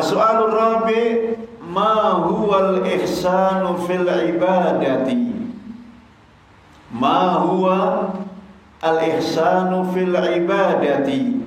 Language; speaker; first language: Arabic; non-native, fluent; Indonesian